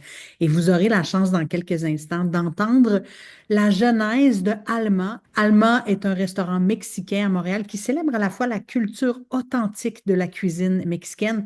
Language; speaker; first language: French; native; French